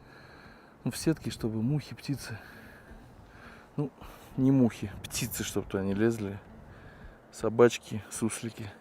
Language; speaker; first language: Russian; native; Russian